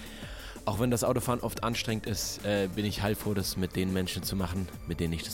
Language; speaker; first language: German; native; German